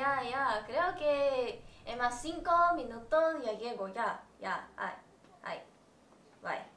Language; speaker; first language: Spanish; non-native, fluent; Portuguese